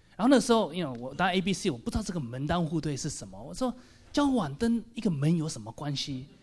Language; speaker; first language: Chinese; early bilingual, heritage; Chinese